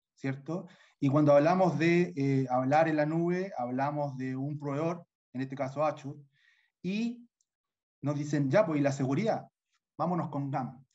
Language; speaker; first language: Spanish; native; Spanish